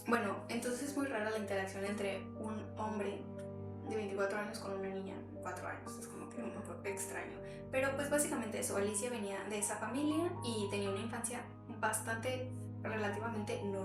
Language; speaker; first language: Spanish; native; Spanish